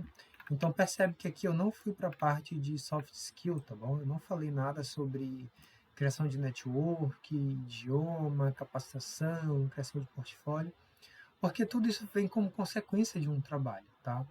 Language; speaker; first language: Portuguese; native; Portuguese